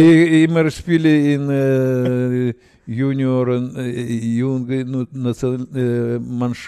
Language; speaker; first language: German; non-native, learner; Russian